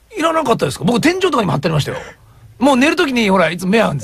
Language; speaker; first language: Japanese; native; Japanese